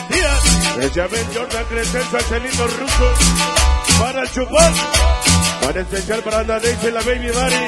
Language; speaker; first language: Spanish; native; Spanish